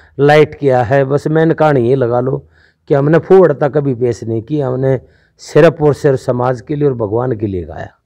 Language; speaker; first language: Hindi; native; Hindi